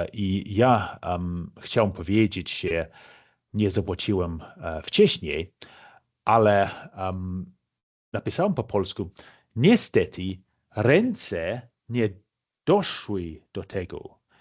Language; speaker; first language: Polish; non-native, fluent; English